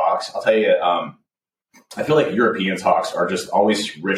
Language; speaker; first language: English; native; English